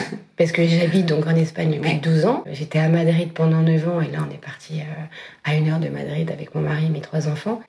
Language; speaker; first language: French; native; French